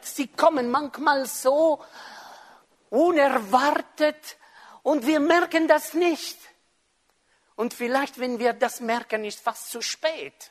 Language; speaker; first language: German; non-native, fluent; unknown